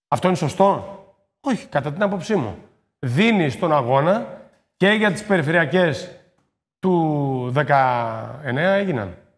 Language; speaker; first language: Greek; native; Greek